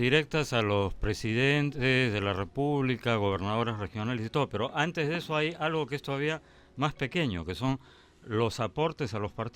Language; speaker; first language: Spanish; native; Spanish